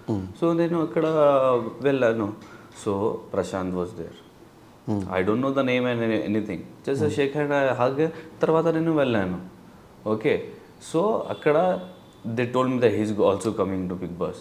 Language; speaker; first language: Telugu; non-native, local second language; Hindi